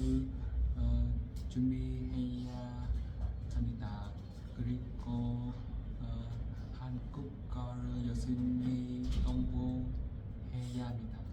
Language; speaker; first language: Korean; non-native, learner; Vietnamese